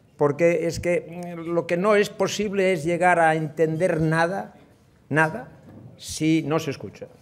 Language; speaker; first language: Spanish; non-native, local second language; Catalan